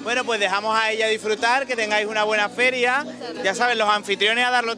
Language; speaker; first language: Spanish; native; Spanish